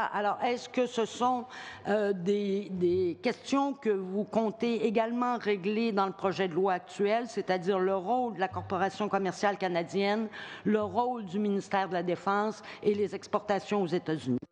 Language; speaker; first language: French; native; French